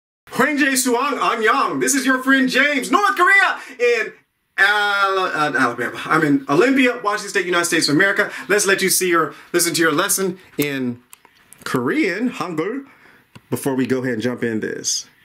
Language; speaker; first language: English; native; English